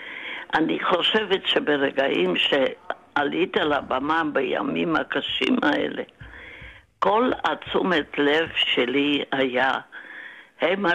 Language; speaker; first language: Hebrew; non-native, fluent; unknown